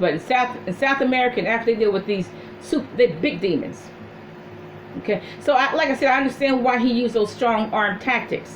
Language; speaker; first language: English; native; English